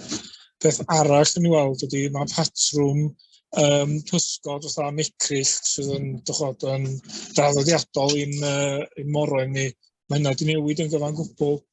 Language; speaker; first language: Welsh; native; Welsh